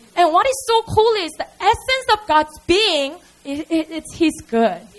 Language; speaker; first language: English; non-native, fluent; Korean